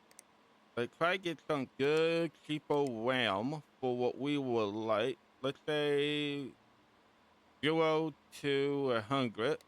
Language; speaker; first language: English; native; English